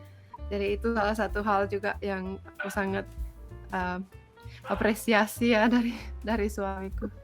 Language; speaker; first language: Indonesian; non-native, fluent; Finnish